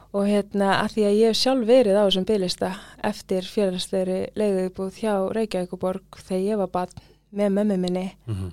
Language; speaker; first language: Icelandic; early bilingual, other home language; English